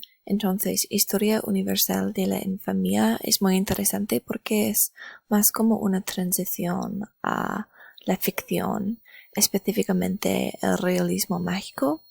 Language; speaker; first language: Spanish; non-native, learner; English